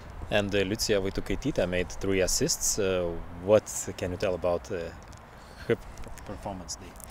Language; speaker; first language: English; non-native, learner; Lithuanian